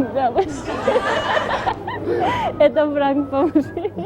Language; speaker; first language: Russian; non-native, local second language; Kyrgyz